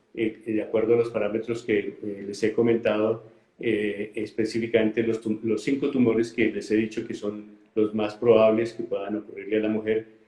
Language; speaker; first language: Spanish; native; Spanish